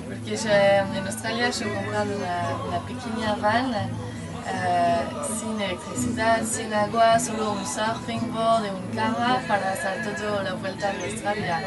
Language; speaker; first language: Spanish; non-native, learner; French